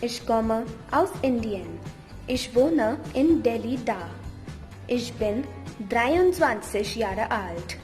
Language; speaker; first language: German; non-native, learner; Hindi